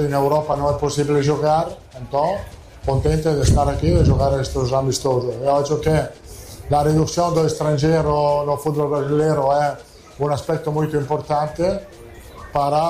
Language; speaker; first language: Portuguese; non-native, fluent; Italian